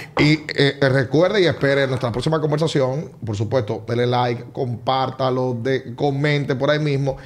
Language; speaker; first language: Spanish; native; Spanish